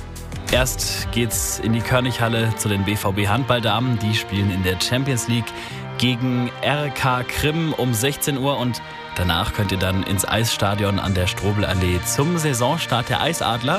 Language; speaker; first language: German; native; German